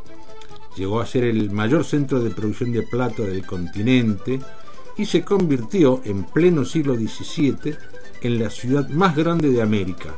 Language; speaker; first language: Spanish; native; Spanish